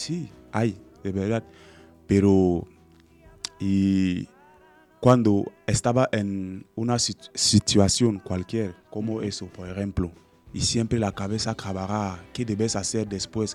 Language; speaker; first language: Spanish; non-native, learner; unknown